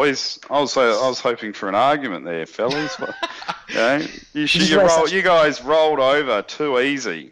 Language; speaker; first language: English; native; English